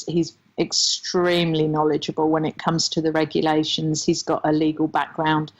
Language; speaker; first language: English; native; English